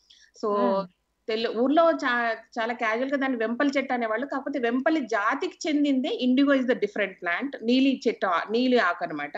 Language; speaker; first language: Telugu; native; Telugu